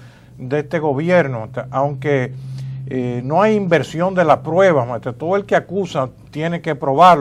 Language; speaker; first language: Spanish; native; Spanish